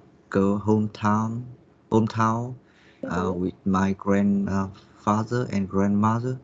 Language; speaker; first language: English; non-native, learner; Vietnamese